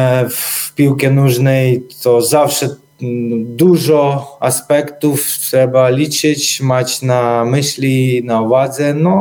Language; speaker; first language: Polish; non-native, learner; Ukrainian